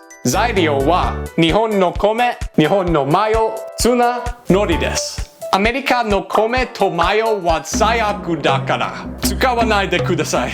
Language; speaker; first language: Japanese; non-native, learner; English